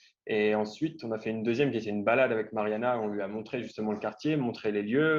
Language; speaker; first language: French; native; French